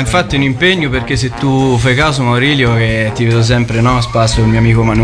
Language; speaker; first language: Italian; native; Italian